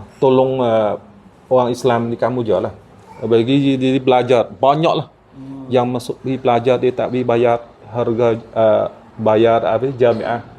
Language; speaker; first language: Malay; non-native, fluent; Eastern Cham